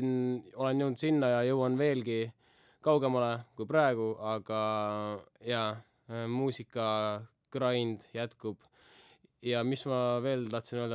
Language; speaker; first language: Estonian; native; Estonian